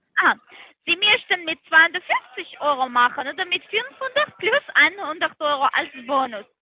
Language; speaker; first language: German; non-native, learner; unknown